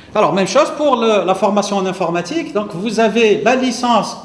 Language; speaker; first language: French; non-native, local second language; Arabic